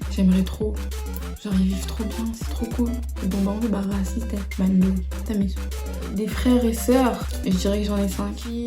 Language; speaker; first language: French; early bilingual, other home language; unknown